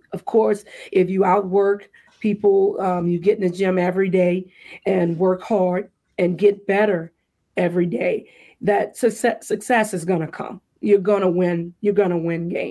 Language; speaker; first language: English; native; English